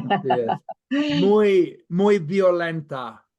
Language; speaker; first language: Spanish; non-native, fluent; English